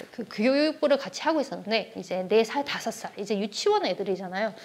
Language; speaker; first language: Korean; early bilingual, heritage; Korean